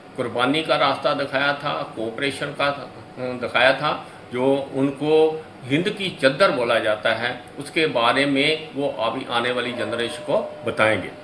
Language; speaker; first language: Hindi; non-native, local second language; Punjabi